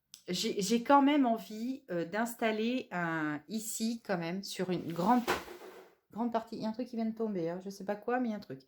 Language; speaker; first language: French; native; French